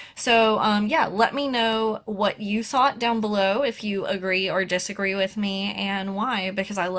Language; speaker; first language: English; native; English